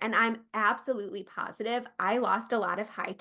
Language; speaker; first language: English; native; English